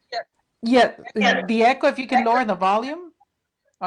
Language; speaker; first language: English; non-native, fluent; Spanish